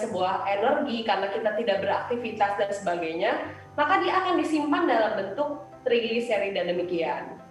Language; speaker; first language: Indonesian; native; Indonesian